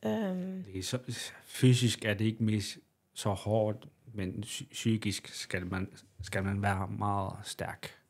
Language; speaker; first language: Danish; non-native, local second language; Kalaallisut